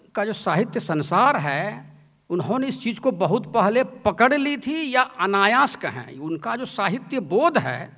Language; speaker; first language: Hindi; native; Hindi